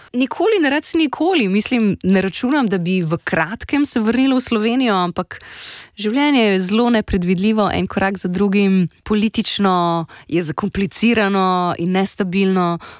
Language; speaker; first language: Slovenian; native; Slovenian